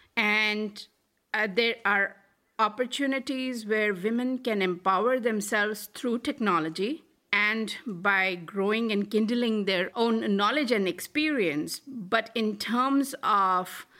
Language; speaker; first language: English; non-native, local second language; Hindi